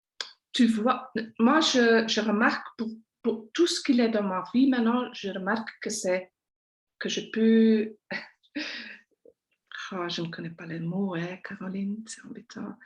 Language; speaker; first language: French; non-native, local second language; Dutch